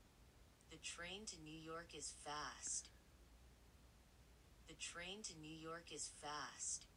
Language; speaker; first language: English; non-native, learner; Japanese